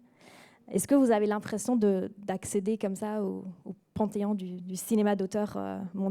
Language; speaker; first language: French; native; French